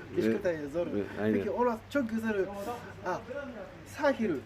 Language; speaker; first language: Turkish; non-native, learner; Japanese